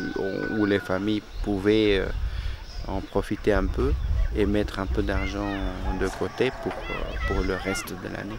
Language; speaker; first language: French; non-native, fluent; Spanish